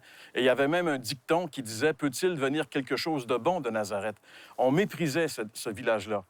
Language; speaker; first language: French; native; French